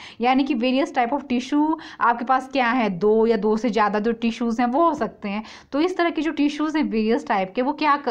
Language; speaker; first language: Hindi; native; Hindi